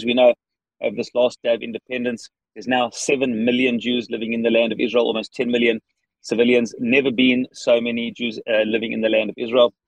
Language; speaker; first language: English; native; English